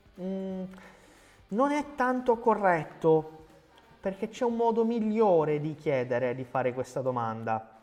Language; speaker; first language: Italian; non-native, fluent; Portuguese